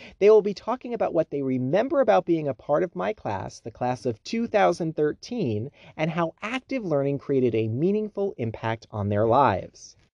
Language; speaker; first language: English; native; English